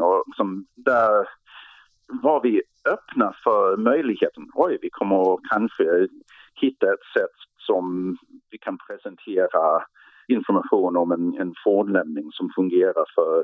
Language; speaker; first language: Swedish; non-native, fluent; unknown